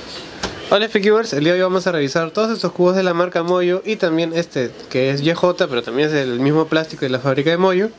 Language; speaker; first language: Spanish; native; Spanish